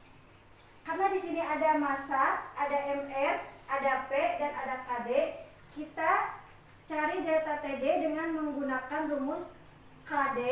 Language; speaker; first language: Indonesian; native; Indonesian